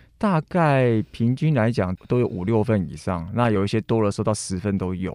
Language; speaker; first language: Chinese; native; Chinese